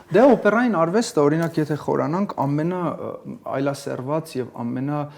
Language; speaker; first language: Armenian; early bilingual, heritage; Armenian